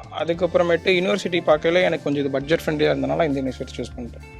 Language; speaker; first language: Tamil; native; Tamil